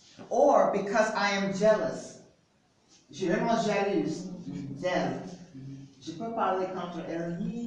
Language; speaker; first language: French; non-native, learner; English